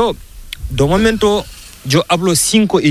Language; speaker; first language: Spanish; non-native, learner; Fula